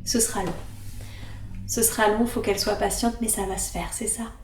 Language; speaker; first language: French; native; French